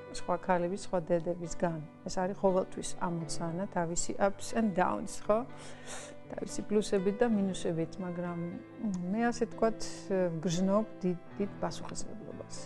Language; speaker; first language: Georgian; non-native, fluent; Dutch